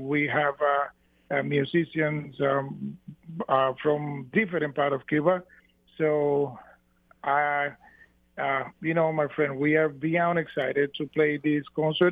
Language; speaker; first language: English; non-native, fluent; Spanish